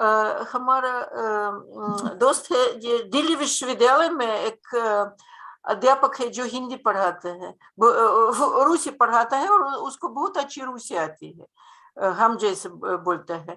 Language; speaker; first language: Hindi; non-native, fluent; Russian